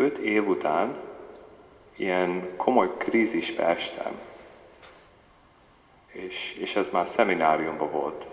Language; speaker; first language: Hungarian; early bilingual, heritage; Hungarian